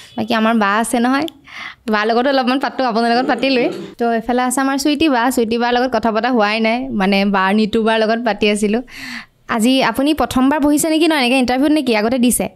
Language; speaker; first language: Assamese; native; Assamese